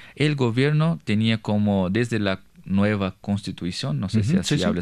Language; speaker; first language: Spanish; non-native, learner; Portuguese